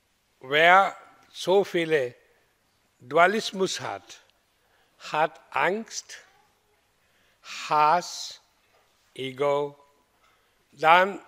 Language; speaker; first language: German; non-native, fluent; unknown